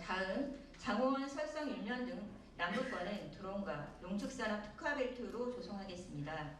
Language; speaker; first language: Korean; native; Korean